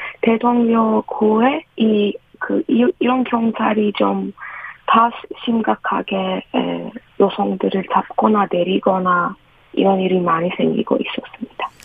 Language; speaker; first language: Korean; non-native, fluent; Persian